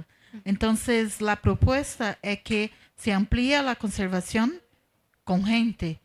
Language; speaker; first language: Spanish; non-native, learner; Portuguese